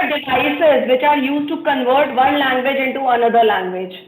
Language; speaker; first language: English; non-native, local second language; Hindi